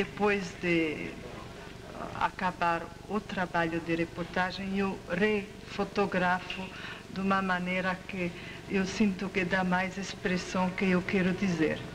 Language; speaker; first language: Portuguese; non-native, fluent; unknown